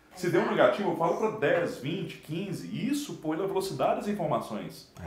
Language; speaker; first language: Portuguese; native; Portuguese